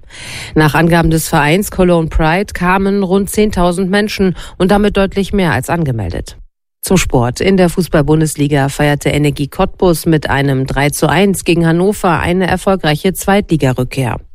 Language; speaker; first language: German; native; German